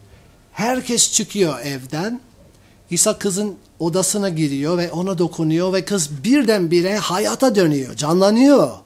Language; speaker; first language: Turkish; non-native, fluent; English